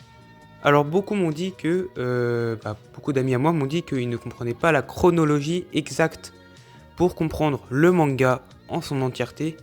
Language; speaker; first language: French; native; French